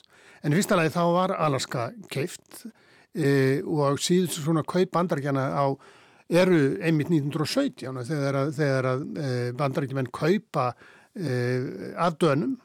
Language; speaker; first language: Icelandic; native; Icelandic